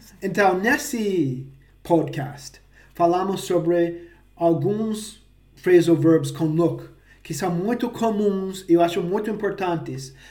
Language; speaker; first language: Portuguese; non-native, fluent; English